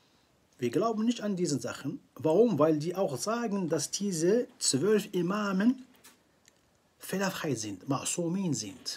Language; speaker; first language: German; non-native, fluent; Arabic